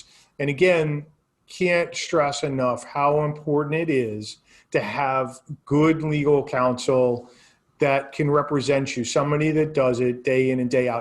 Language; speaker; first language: English; native; English